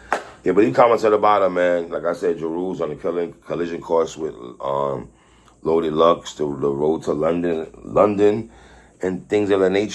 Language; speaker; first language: English; native; English